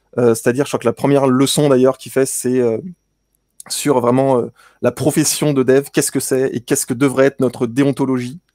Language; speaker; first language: French; native; French